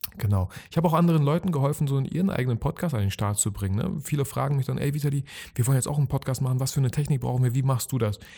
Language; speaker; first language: German; early bilingual, other home language; Russian